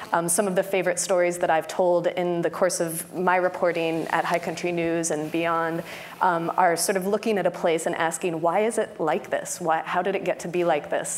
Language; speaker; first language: English; native; English